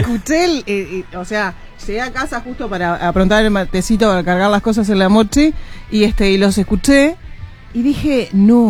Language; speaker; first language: Spanish; native; Spanish